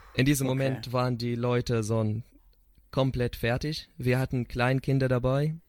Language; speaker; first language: German; non-native, fluent; Arabic